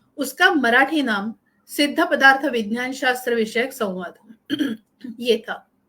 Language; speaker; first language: Hindi; non-native, local second language; Marathi